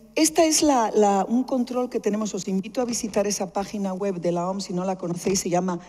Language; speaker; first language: Spanish; native; Spanish